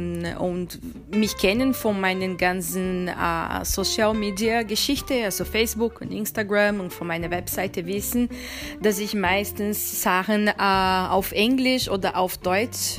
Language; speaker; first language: German; non-native, fluent; Portuguese